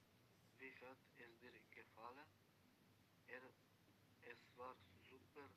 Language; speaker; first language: German; non-native, learner; Macedonian